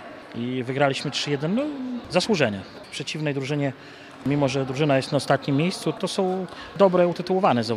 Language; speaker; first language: Polish; native; Polish